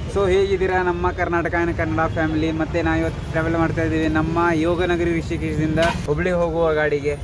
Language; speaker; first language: Kannada; non-native, local second language; Hindi